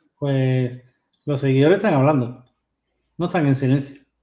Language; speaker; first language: Spanish; native; Spanish